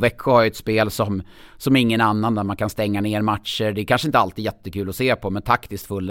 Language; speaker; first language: Swedish; native; Swedish